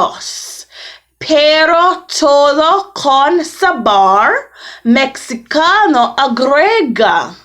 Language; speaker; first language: Spanish; non-native, learner; English